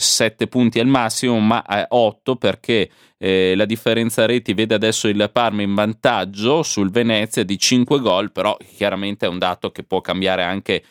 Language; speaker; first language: Italian; native; Italian